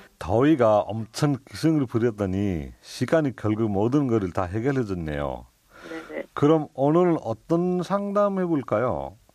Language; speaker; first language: Korean; non-native, fluent; Nepali